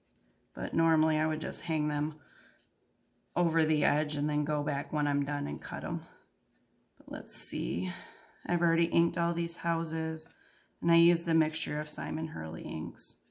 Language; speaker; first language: English; native; English